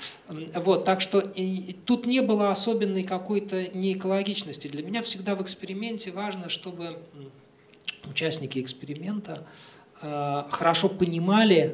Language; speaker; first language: Russian; native; Russian